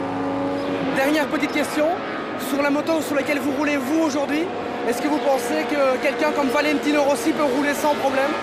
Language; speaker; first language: French; native; French